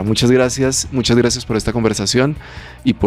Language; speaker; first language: Spanish; native; Spanish